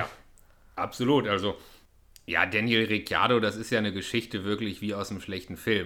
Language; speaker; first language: German; native; German